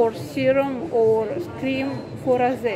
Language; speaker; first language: English; non-native, learner; Russian